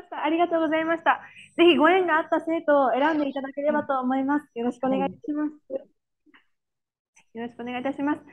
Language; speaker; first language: Japanese; native; Japanese